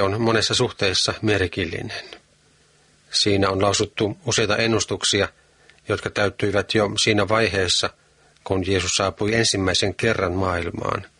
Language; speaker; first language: Finnish; native; Finnish